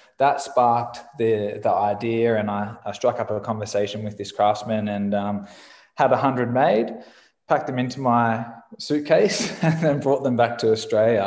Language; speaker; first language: English; native; English